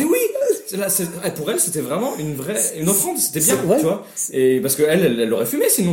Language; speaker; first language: French; native; French